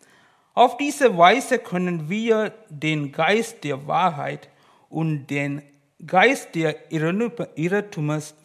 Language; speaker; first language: German; non-native, learner; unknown